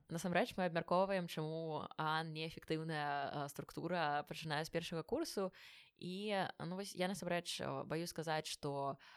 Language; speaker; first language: Belarusian; non-native, local second language; Russian